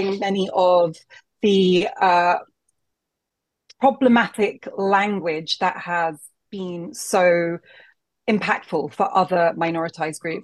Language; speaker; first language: English; native; English